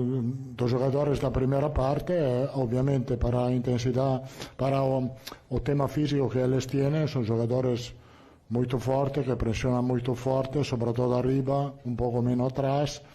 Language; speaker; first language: Portuguese; non-native, learner; Italian